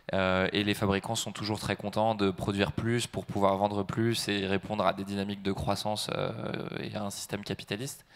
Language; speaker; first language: French; native; French